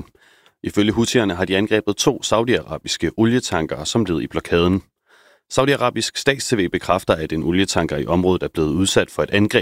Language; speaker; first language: Danish; native; Danish